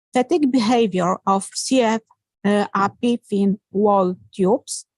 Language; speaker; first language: English; non-native, fluent; Polish